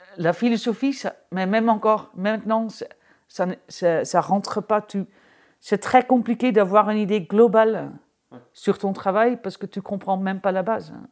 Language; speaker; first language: French; non-native, fluent; Dutch